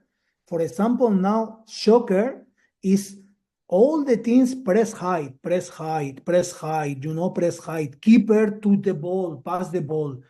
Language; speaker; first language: English; non-native, learner; Spanish